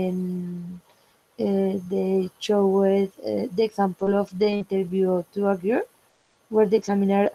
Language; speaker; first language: English; non-native, learner; Spanish